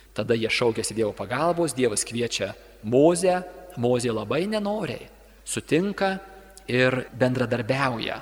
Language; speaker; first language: Lithuanian; native; Lithuanian